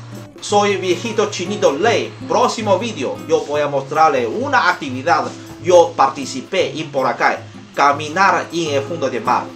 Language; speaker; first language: Spanish; non-native, learner; Chinese